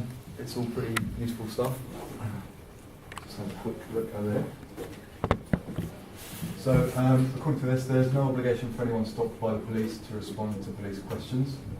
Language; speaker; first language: English; native; English